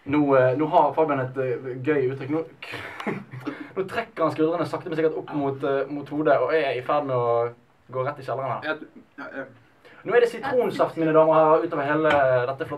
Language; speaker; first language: Norwegian; native; Norwegian